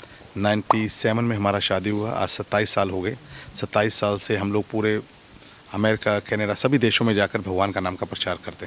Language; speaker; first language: Hindi; non-native, fluent; English